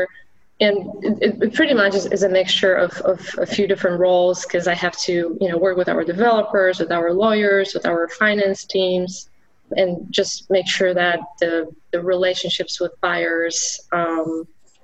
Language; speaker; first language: English; non-native, fluent; Polish